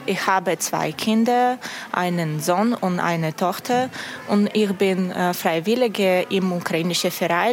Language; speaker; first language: German; non-native, learner; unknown